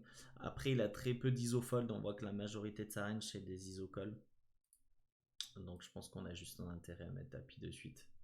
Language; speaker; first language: French; native; French